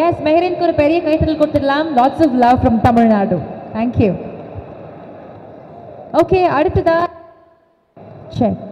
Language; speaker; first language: Tamil; native; Tamil